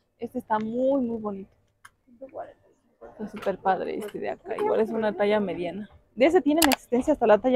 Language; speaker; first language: Spanish; native; Spanish